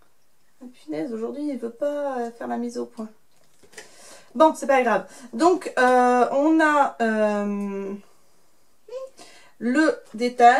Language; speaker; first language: French; native; French